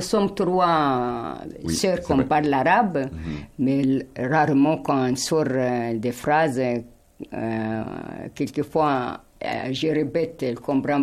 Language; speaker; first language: French; non-native, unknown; Arabic